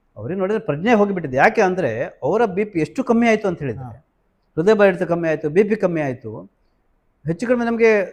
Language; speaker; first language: Kannada; non-native, local second language; Marathi